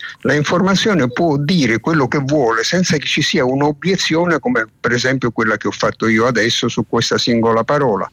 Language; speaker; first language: Italian; native; Italian